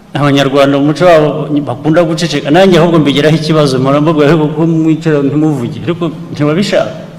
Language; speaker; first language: Kinyarwanda; native; Kinyarwanda